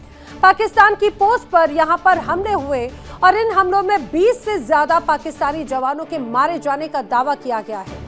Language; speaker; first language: Hindi; native; Hindi